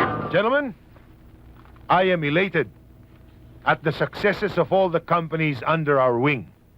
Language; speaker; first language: English; non-native, local second language; Filipino